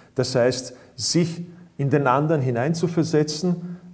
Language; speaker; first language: German; non-native, fluent; Bosnian